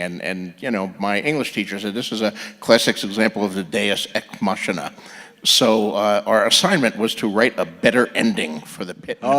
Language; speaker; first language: English; native; English